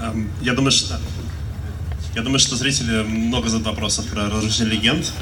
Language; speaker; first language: Russian; native; Russian